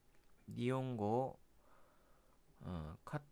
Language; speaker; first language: Japanese; non-native, learner; Korean